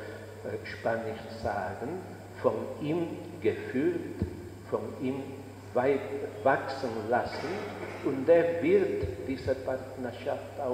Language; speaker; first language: German; non-native, fluent; Spanish